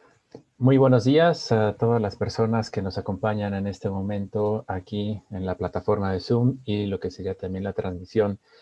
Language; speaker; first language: Spanish; native; Spanish